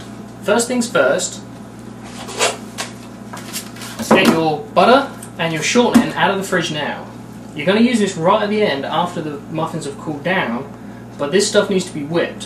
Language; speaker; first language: English; native; English